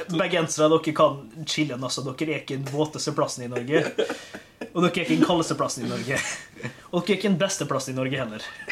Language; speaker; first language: Norwegian; native; Norwegian